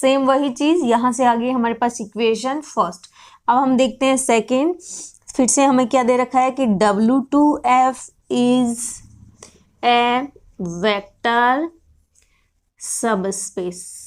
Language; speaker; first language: Hindi; native; Hindi